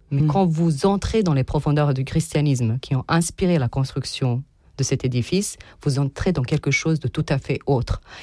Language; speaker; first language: French; non-native, fluent; Serbian